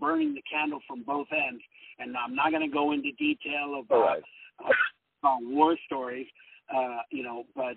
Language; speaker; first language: English; early bilingual, other home language; Spanish